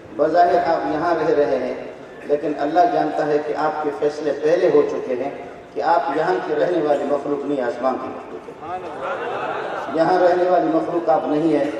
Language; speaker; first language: Urdu; non-native, local second language; Brahui